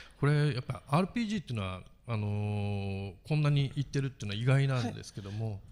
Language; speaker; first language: Japanese; native; Japanese